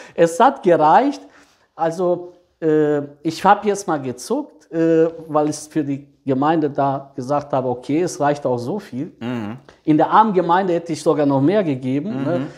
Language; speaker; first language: German; early bilingual, other home language; Serbian